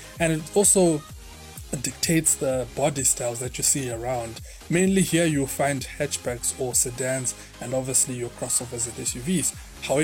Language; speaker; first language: English; non-native, local second language; Shona